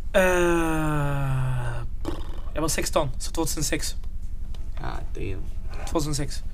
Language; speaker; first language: Swedish; early bilingual, other home language; Arabic